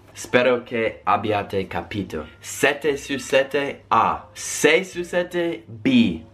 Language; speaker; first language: Italian; non-native, fluent; English